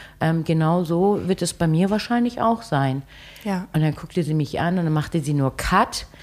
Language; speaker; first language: German; early bilingual, other home language; Turkish